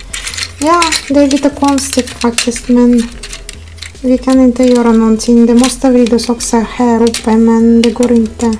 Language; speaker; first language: Swedish; non-native, learner; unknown